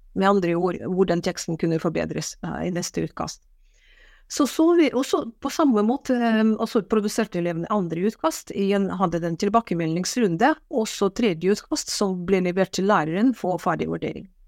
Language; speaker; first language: Norwegian; non-native, fluent; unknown